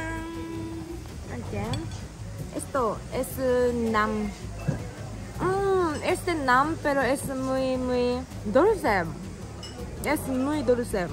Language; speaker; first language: Spanish; non-native, learner; Japanese